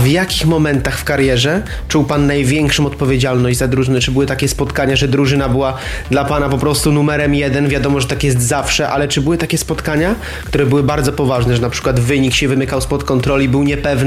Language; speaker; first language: Polish; native; Polish